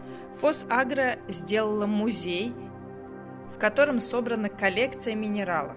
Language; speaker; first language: Russian; native; Russian